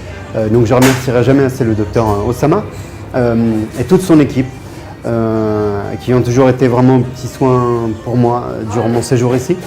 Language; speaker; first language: French; native; French